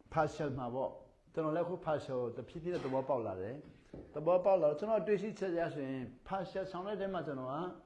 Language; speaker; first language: Burmese; non-native, local second language; Hakha Chin